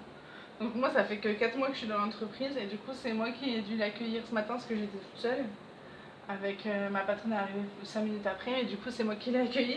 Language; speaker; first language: French; native; French